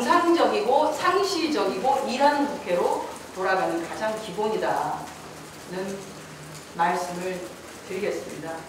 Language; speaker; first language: Korean; native; Korean